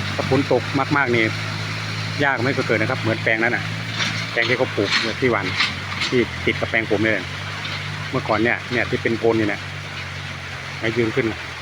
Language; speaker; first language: Thai; non-native, local second language; Northeastern Thai